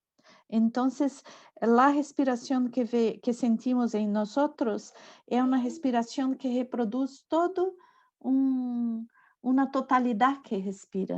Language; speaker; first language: Spanish; non-native, learner; Portuguese